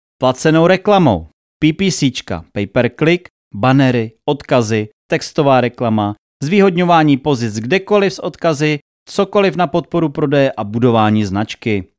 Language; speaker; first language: Czech; native; Czech